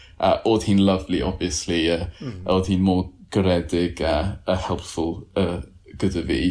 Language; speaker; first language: Welsh; non-native, learner; English